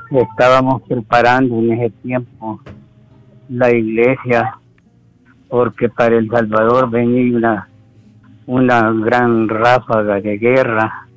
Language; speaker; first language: Spanish; native; Spanish